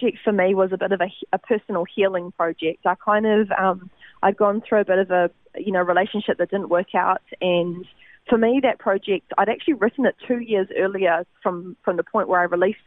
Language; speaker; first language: English; native; English